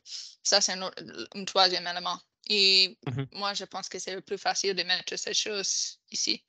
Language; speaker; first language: French; non-native, fluent; English